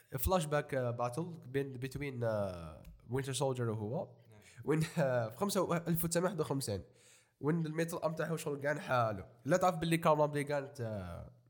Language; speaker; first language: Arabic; native; Arabic